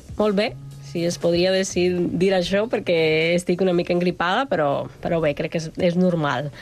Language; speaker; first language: Catalan; non-native, fluent; Spanish